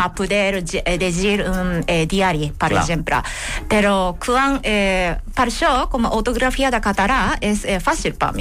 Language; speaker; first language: Catalan; non-native, learner; Japanese